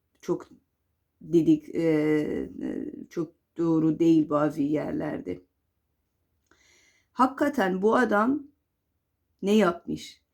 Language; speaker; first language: Turkish; non-native, fluent; Persian